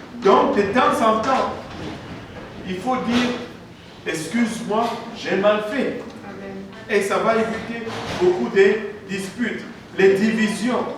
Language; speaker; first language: French; non-native, local second language; Swahili